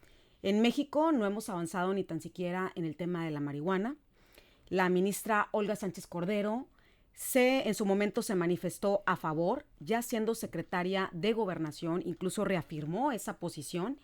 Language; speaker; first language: Spanish; native; Spanish